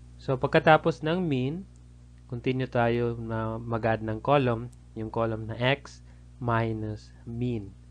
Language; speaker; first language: Filipino; native; Filipino